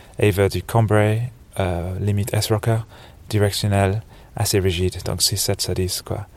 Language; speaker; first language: French; non-native, fluent; English